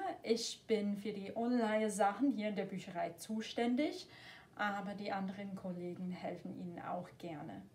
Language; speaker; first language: German; non-native, fluent; English